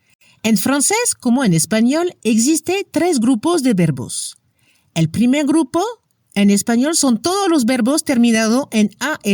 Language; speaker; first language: Spanish; non-native, fluent; French